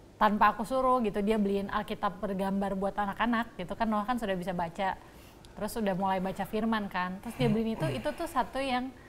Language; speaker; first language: Indonesian; native; Indonesian